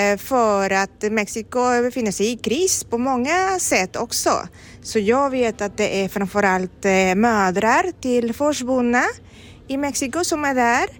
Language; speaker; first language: Swedish; non-native, fluent; Spanish